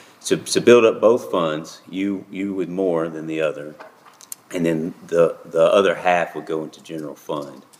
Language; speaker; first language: English; native; English